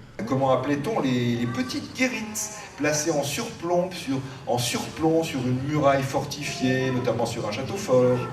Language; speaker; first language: French; native; French